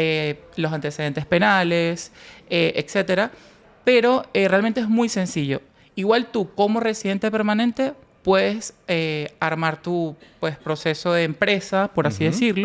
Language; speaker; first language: Spanish; native; Spanish